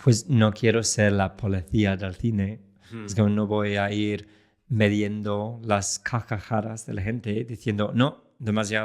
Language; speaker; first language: Spanish; non-native, fluent; English